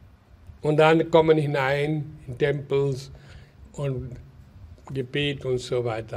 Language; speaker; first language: German; non-native, learner; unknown